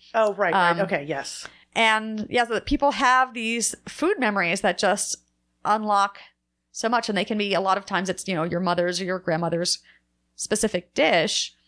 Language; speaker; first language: English; native; English